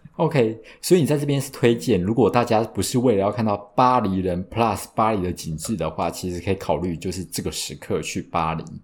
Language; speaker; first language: Chinese; native; Chinese